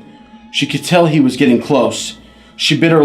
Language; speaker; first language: English; native; English